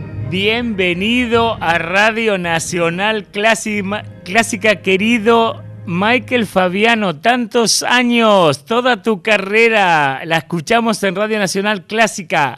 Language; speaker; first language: Spanish; native; Spanish